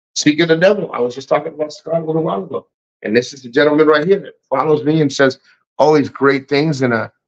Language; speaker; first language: English; native; English